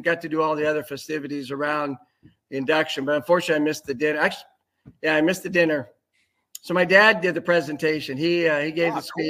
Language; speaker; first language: English; native; English